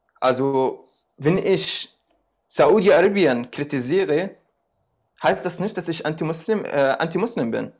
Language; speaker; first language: German; non-native, fluent; Arabic